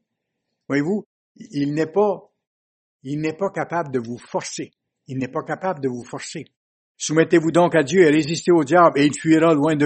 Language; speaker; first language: French; native; French